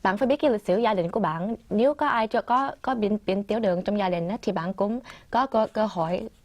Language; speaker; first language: Vietnamese; early bilingual, other home language; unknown